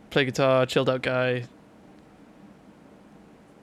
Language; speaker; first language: English; native; English